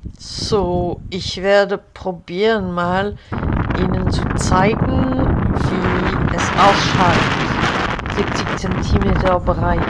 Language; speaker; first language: German; non-native, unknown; Hungarian